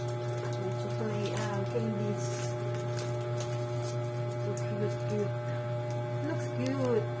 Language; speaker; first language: English; non-native, local second language; Filipino